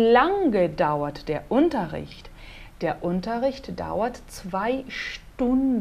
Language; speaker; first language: German; non-native, fluent; Portuguese